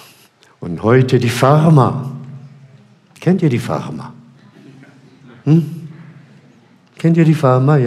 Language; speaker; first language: German; non-native, fluent; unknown